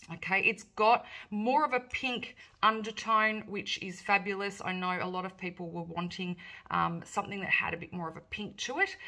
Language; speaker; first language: English; native; English